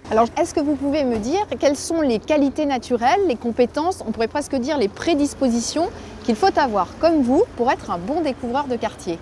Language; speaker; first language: French; native; French